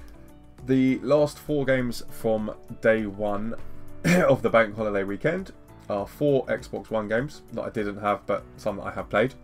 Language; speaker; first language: English; native; English